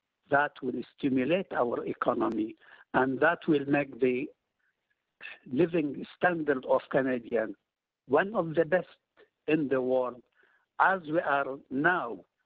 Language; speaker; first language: English; non-native, fluent; Arabic